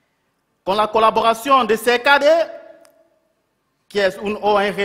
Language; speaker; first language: Spanish; non-native, local second language; French